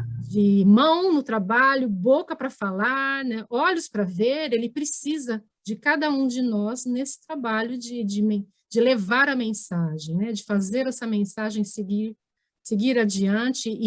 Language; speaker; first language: Portuguese; native; Portuguese